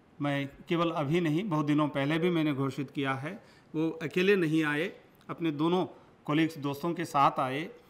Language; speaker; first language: Hindi; non-native, local second language; Kannada